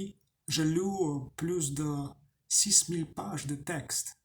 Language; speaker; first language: French; non-native, learner; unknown